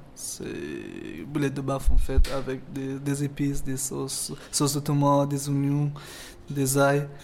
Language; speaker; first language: French; non-native, fluent; Persian